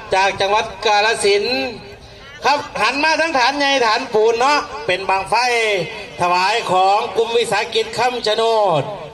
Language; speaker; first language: Thai; native; Thai